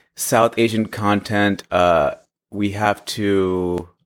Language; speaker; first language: English; early bilingual, other home language; Hindi